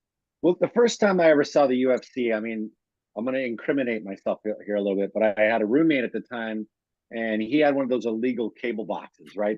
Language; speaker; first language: English; native; English